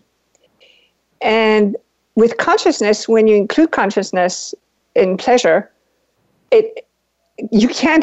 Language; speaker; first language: English; non-native, fluent; French